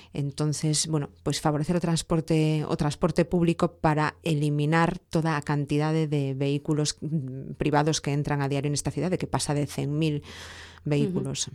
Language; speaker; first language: Galician; non-native, local second language; Spanish